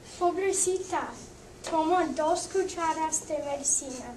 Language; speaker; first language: Spanish; non-native, learner; English